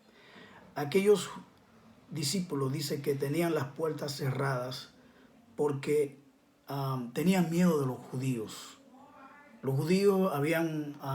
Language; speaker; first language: Spanish; native; Spanish